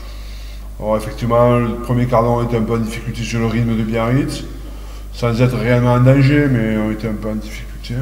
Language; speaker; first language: French; native; French